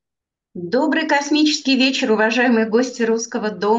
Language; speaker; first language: Russian; native; Russian